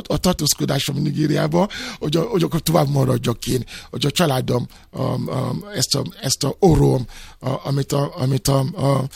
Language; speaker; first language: Hungarian; non-native, fluent; Yoruba